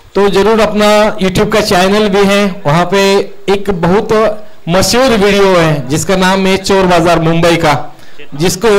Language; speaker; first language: Hindi; non-native, local second language; Marathi